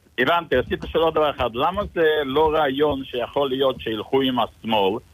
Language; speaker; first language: Hebrew; non-native, fluent; English